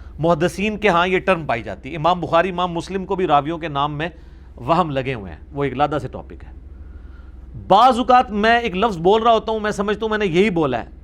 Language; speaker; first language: Urdu; non-native, local second language; Punjabi